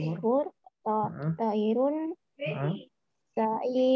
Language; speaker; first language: Arabic; non-native, learner; Indonesian